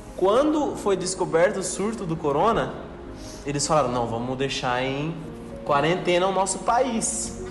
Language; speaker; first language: Portuguese; native; Portuguese